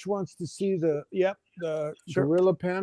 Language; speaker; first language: English; native; English